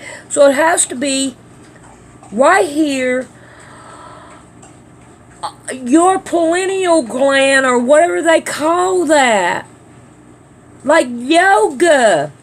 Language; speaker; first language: English; native; English